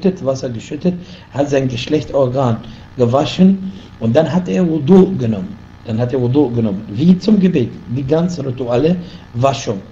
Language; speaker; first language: German; non-native, fluent; Arabic